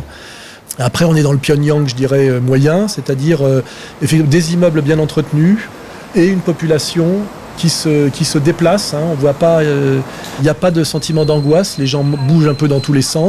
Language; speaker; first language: French; native; French